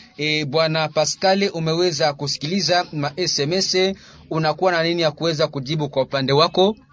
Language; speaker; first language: Swahili; native; Swahili